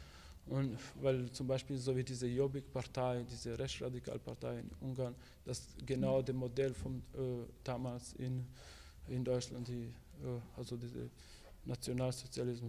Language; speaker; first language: German; non-native, fluent; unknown